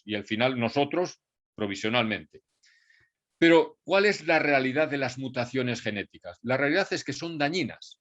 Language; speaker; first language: Spanish; native; Spanish